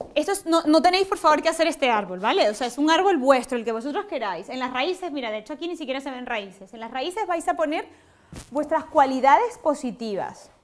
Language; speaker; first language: Spanish; native; Spanish